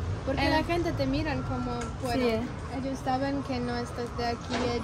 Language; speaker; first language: Spanish; non-native, learner; English